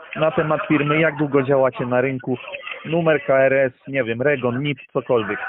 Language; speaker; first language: Polish; native; Polish